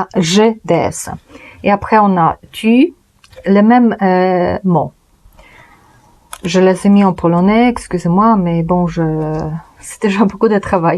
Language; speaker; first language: French; non-native, fluent; Polish